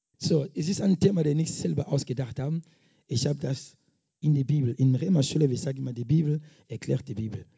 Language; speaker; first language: German; non-native, fluent; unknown